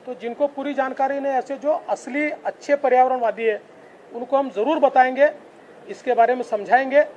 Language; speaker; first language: Hindi; non-native, local second language; Marathi